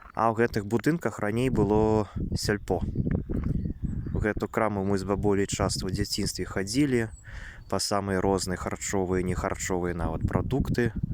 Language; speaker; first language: Belarusian; native; Belarusian